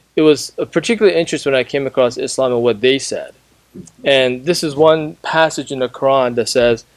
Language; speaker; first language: English; native; English